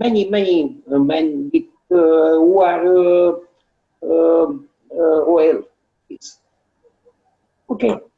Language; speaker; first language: English; non-native, learner; Romanian